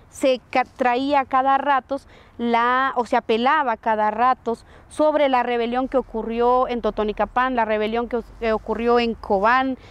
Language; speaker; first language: Spanish; native; Spanish